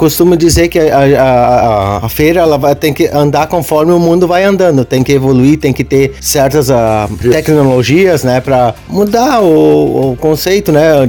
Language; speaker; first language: Portuguese; native; Portuguese